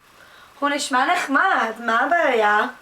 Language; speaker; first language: Hebrew; non-native, learner; English